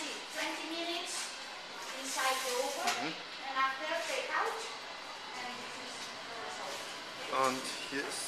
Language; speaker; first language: English; non-native, learner; Spanish